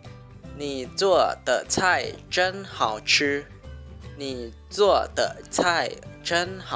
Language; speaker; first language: Chinese; non-native, fluent; Lao